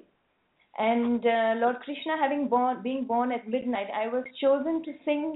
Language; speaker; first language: English; native; English